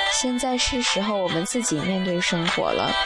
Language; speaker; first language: Chinese; native; Chinese